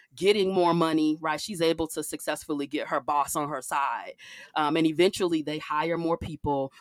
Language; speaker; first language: English; native; English